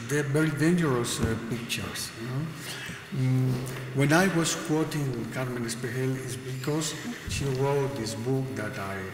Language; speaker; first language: English; non-native, learner; Spanish